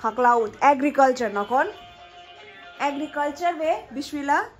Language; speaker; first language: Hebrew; non-native, learner; Hindi